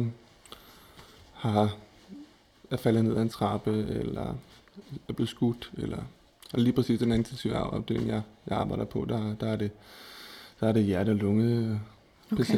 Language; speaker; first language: Danish; native; Danish